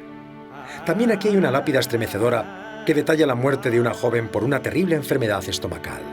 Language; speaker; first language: Spanish; native; Spanish